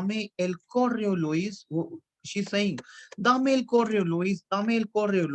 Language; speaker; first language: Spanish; non-native, fluent; Hindi